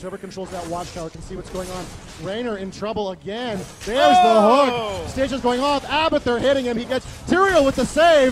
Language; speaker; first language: English; native; English